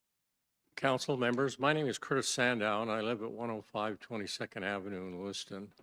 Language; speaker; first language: English; native; English